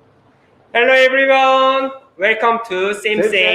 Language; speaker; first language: English; non-native, learner; Korean